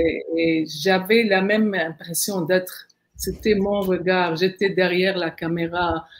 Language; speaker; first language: French; non-native, fluent; Arabic